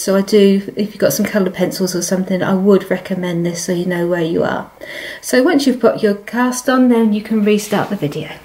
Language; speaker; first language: English; native; English